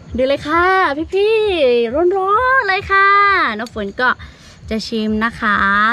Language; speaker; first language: Thai; non-native, local second language; Lahu